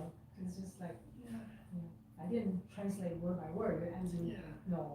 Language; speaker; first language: English; non-native, fluent; Chinese